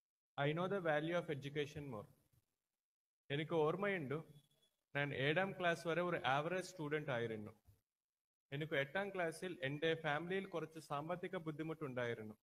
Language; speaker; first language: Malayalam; non-native, learner; Telugu